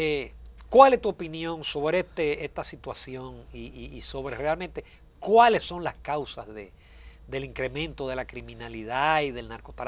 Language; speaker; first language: Spanish; native; Spanish